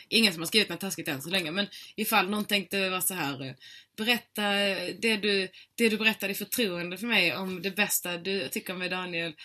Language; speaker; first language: Swedish; native; Swedish